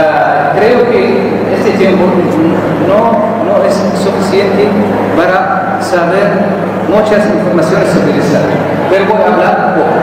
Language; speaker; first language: Spanish; non-native, learner; Arabic